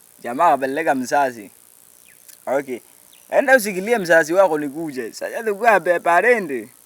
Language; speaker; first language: Swahili; non-native, local second language; Meru